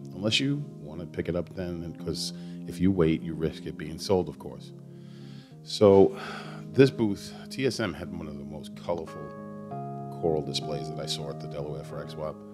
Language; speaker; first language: English; native; English